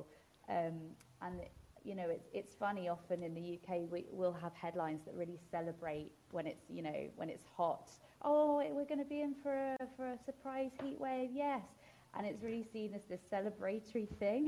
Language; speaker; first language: English; native; English